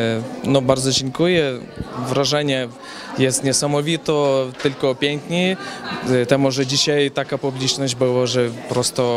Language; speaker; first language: Polish; non-native, learner; Ukrainian